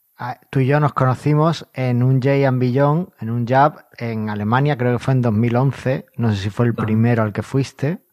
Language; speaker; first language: Spanish; native; Spanish